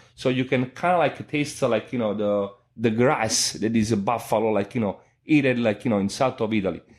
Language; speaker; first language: English; non-native, fluent; Italian